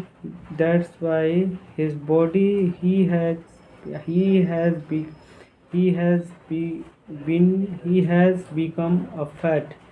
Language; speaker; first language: English; non-native, learner; Hindi